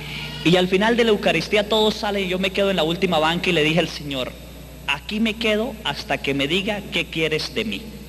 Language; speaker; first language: Spanish; native; Spanish